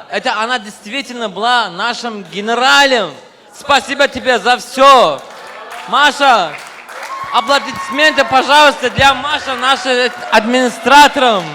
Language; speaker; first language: Russian; non-native, learner; Turkmen